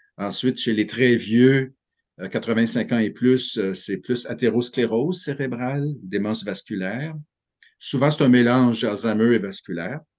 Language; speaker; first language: French; native; French